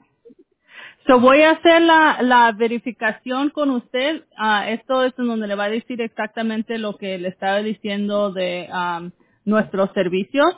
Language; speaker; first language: Spanish; early bilingual, heritage; Spanish